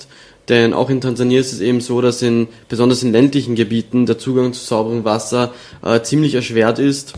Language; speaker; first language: German; native; German